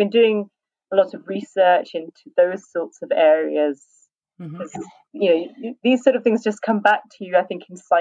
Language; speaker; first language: English; native; English